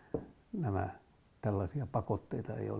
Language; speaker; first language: Finnish; native; Finnish